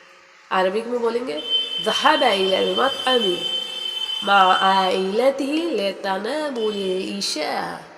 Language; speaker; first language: Arabic; non-native, fluent; Urdu